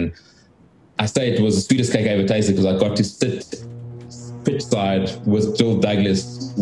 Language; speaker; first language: English; native; English